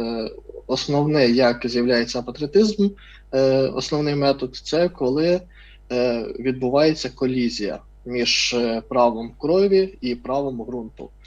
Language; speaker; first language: Ukrainian; non-native, fluent; Russian